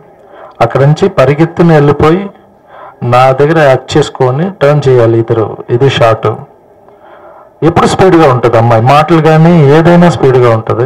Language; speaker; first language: Telugu; non-native, local second language; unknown